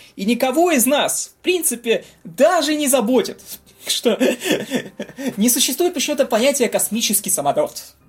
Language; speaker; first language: Russian; native; Russian